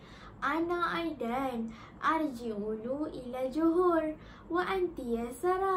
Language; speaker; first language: Arabic; non-native, learner; Malay